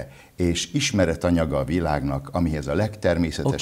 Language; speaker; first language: Hungarian; native; Hungarian